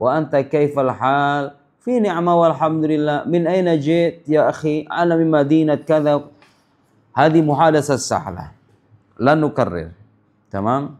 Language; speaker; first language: Arabic; non-native, fluent; Indonesian